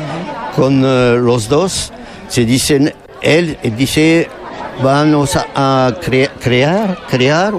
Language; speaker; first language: Spanish; non-native, learner; French